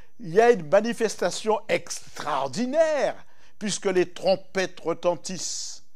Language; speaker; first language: French; native; French